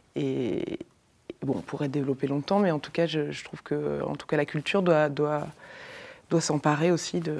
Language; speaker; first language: French; native; French